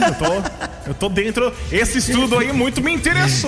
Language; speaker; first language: Portuguese; native; Portuguese